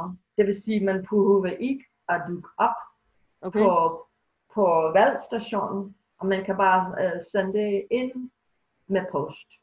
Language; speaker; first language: Danish; non-native, fluent; English